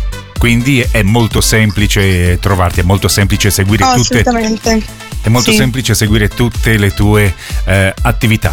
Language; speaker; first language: Italian; native; Italian